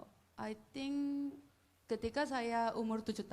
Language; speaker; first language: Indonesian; non-native, fluent; Korean